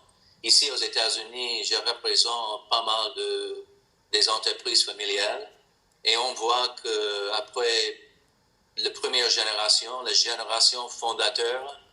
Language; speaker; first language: French; non-native, learner; English